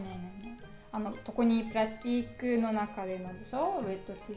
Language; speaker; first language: Japanese; non-native, learner; German